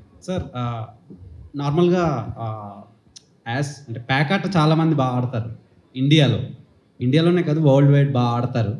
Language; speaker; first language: Telugu; native; Telugu